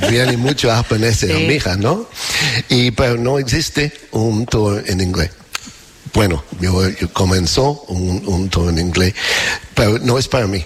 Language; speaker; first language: Spanish; non-native, fluent; English